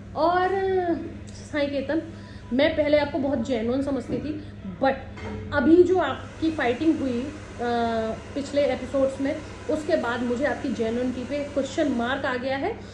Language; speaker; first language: Hindi; native; Hindi